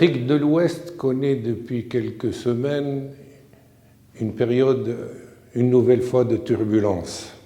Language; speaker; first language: French; non-native, local second language; Arabic